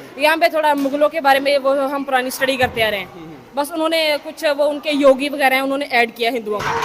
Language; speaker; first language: Urdu; non-native, local second language; Punjabi